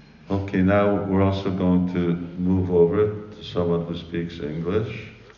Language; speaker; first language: English; early bilingual, other home language; Hungarian